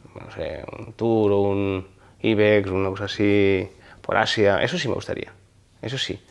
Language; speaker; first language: Spanish; non-native, local second language; Occitan